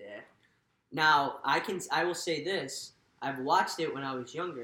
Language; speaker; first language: English; native; English